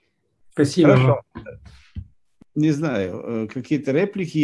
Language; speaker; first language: Russian; non-native, fluent; Italian